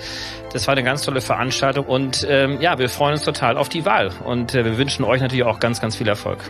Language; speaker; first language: German; native; German